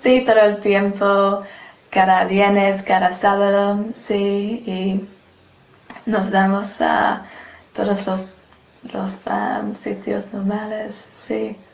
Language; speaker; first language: Spanish; non-native, learner; English